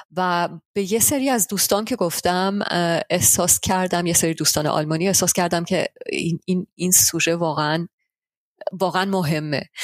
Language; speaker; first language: Persian; early bilingual, heritage; Persian